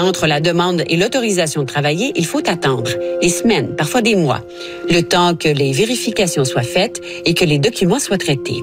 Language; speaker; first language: French; native; French